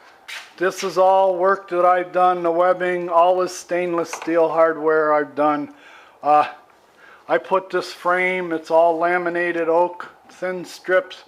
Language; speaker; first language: English; native; English